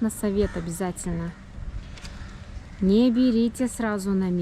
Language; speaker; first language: Russian; native; Russian